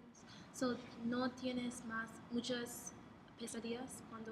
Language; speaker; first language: Spanish; non-native, learner; English